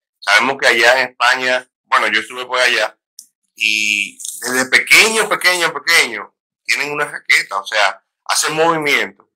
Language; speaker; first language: Spanish; native; Spanish